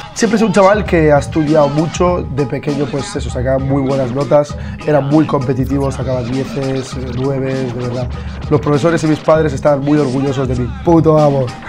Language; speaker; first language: Spanish; early bilingual, other home language; Arabic